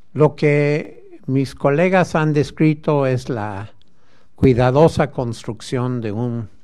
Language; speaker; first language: Spanish; non-native, fluent; English